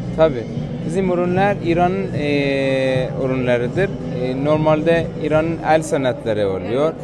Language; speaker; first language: Turkish; non-native, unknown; Persian